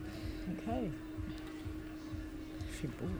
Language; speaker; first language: French; native; French